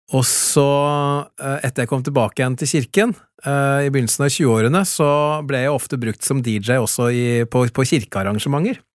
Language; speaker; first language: Norwegian; native; Norwegian